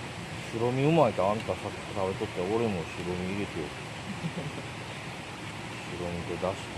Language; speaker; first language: Japanese; native; Japanese